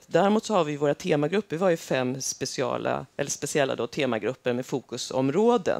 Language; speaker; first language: Swedish; native; Swedish